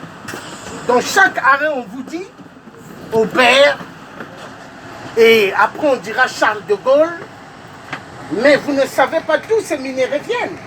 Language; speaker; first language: French; native; French